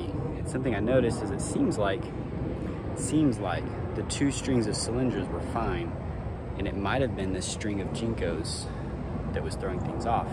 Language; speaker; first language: English; native; English